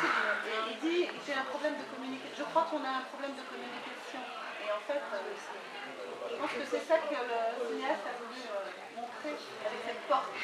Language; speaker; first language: French; native; French